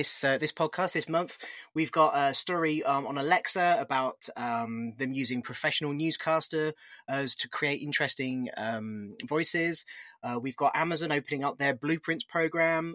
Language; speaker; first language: English; native; English